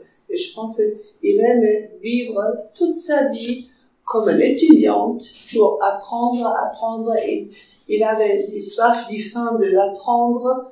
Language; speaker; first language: French; non-native, fluent; German